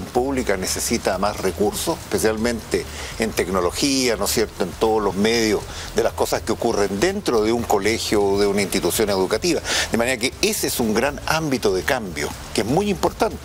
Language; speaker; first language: Spanish; native; Spanish